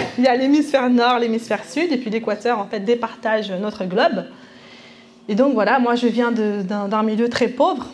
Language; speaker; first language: French; early bilingual, other home language; Spanish